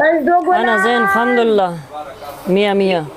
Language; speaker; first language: Arabic; non-native, learner; Pashto